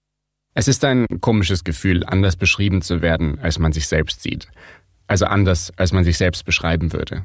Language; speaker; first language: German; native; German